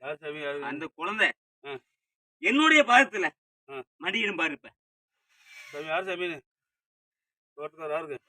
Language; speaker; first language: Tamil; native; Tamil